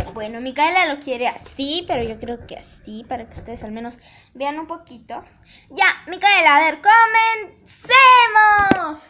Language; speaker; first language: Spanish; native; Spanish